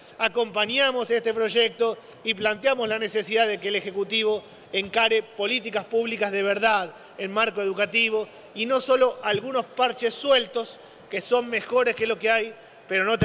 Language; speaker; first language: Spanish; native; Spanish